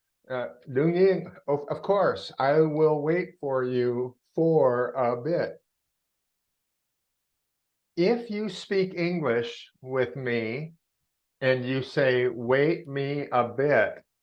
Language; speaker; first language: English; non-native, fluent; Vietnamese